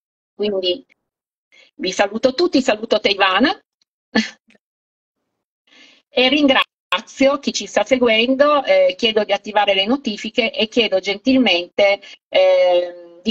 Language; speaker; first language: Italian; native; Italian